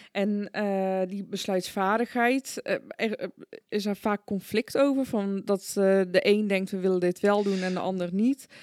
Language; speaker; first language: Dutch; early bilingual, other home language; Persian